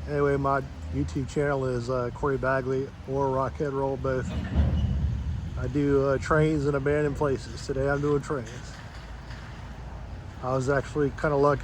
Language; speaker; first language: English; native; English